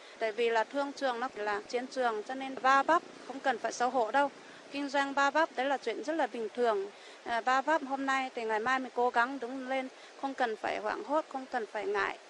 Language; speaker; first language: Vietnamese; non-native, local second language; Iu Mien